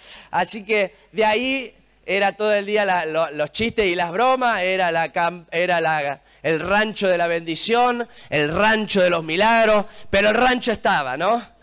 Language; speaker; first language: Spanish; native; Spanish